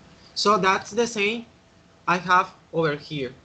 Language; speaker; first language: English; non-native, fluent; Spanish